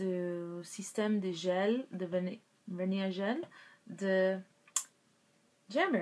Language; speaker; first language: French; non-native, local second language; English